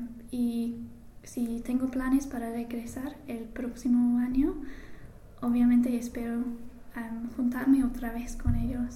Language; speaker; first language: Spanish; non-native, fluent; English